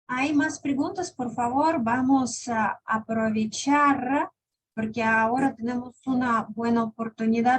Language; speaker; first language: Spanish; non-native, fluent; Russian